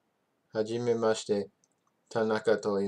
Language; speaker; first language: Japanese; non-native, learner; English